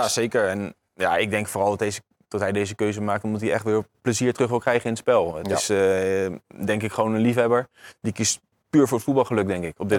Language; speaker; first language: Dutch; native; Dutch